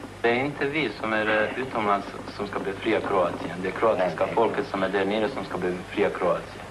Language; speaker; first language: Swedish; non-native, fluent; Croatian